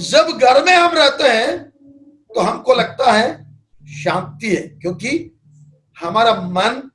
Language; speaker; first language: Hindi; non-native, local second language; Malayalam